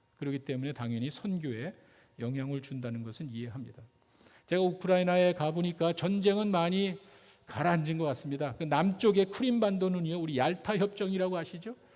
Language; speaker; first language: Korean; native; Korean